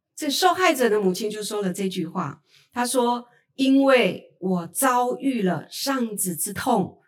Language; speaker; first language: Chinese; native; Chinese